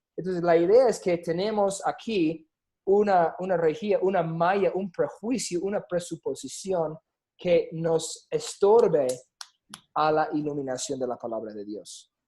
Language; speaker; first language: Spanish; non-native, fluent; English